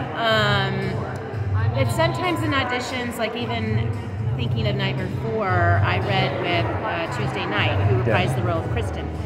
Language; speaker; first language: English; native; English